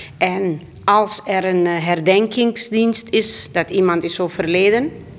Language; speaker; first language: Dutch; early bilingual, other home language; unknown